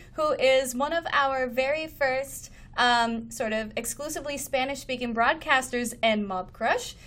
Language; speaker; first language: English; native; English